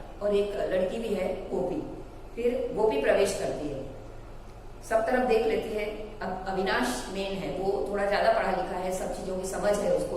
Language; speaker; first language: Hindi; non-native, local second language; Gujarati